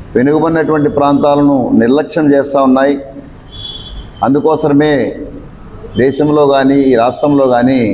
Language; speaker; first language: Telugu; native; Telugu